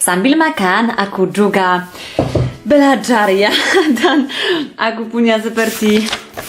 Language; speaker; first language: Indonesian; non-native, fluent; Polish